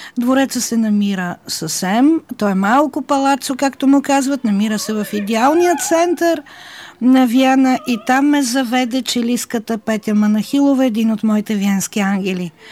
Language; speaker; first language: Bulgarian; native; Bulgarian